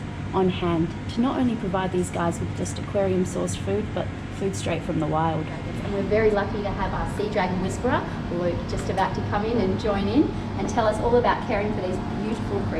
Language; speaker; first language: English; native; English